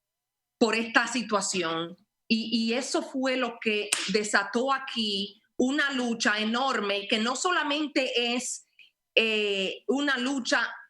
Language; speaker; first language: Spanish; early bilingual, heritage; Spanish